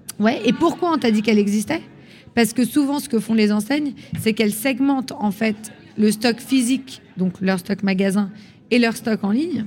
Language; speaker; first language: French; native; French